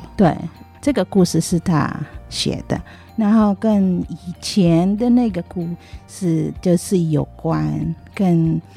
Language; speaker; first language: Chinese; non-native, fluent; Filipino